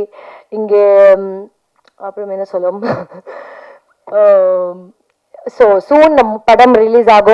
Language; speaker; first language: Tamil; non-native, fluent; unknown